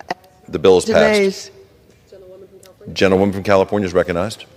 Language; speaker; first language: English; native; English